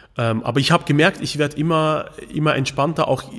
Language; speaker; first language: German; native; German